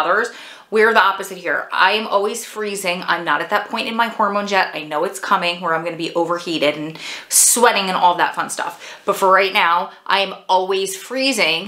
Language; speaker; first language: English; native; English